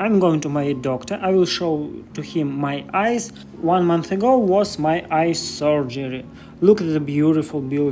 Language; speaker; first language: English; non-native, learner; Russian